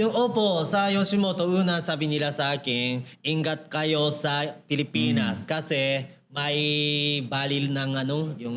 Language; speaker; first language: Filipino; non-native, learner; Japanese